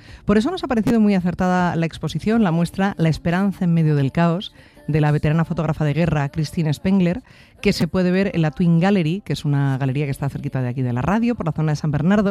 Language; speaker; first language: Spanish; native; Spanish